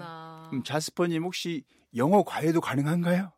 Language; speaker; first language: Korean; native; Korean